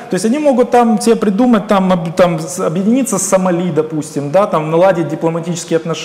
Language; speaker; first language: Russian; native; Russian